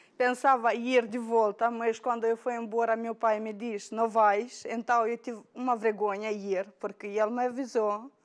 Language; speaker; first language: Portuguese; non-native, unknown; Romanian